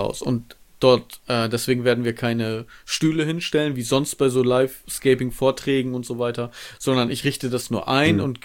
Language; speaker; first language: German; native; German